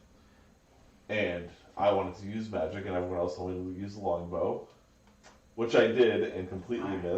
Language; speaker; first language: English; native; English